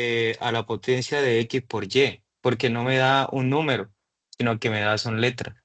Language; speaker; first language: Spanish; native; Spanish